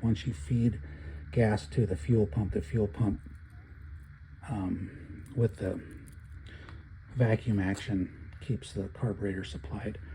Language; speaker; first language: English; native; English